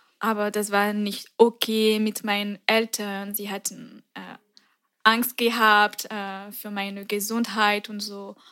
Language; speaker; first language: German; non-native, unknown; French